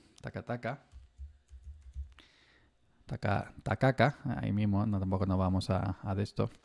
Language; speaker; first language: Spanish; native; Spanish